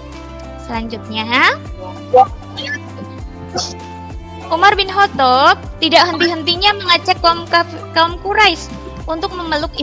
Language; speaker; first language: Indonesian; native; Indonesian